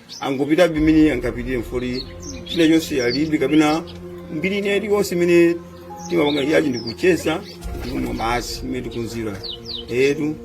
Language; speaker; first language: Nyanja; native; Nyanja